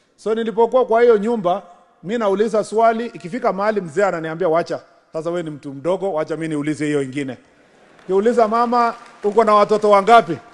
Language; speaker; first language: Swahili; non-native, local second language; Kalenjin